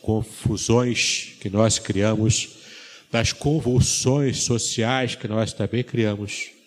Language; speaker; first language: Portuguese; native; Portuguese